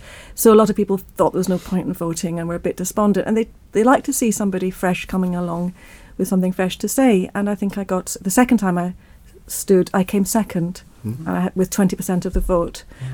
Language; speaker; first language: English; native; English